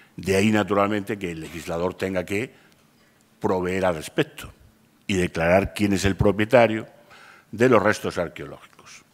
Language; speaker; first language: Spanish; native; Spanish